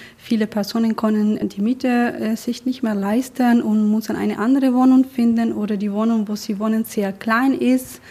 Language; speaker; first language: German; non-native, fluent; Spanish